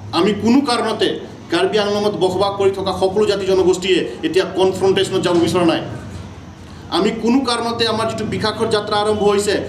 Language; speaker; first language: Assamese; non-native, local second language; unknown